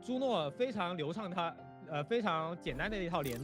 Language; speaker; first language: Chinese; native; Chinese